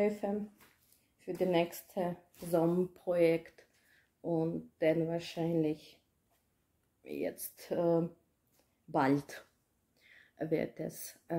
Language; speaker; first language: German; non-native, learner; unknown